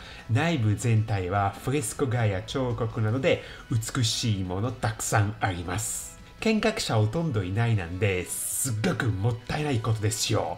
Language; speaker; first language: Japanese; non-native, fluent; Italian